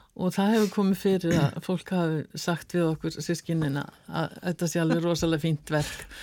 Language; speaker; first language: Icelandic; native; Icelandic